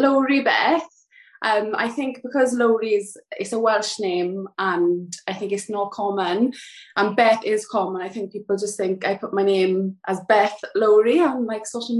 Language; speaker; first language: English; native; English